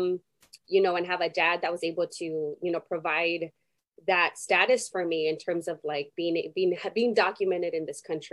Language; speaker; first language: English; non-native, fluent; Spanish